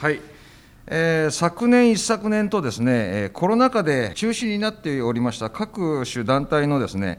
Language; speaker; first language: Japanese; native; Japanese